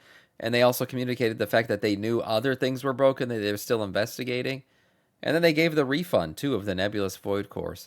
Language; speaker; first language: English; native; English